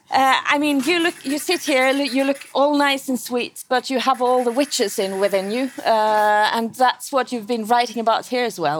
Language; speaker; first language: English; non-native, fluent; Norwegian